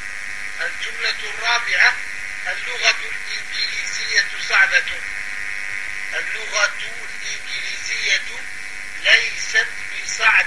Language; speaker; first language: Arabic; non-native, fluent; French